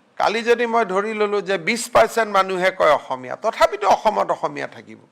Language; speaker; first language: Assamese; native; Assamese